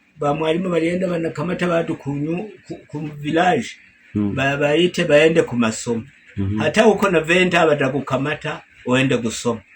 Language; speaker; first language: Swahili; non-native, local second language; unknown